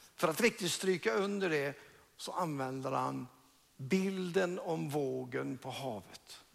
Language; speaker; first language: Swedish; non-native, fluent; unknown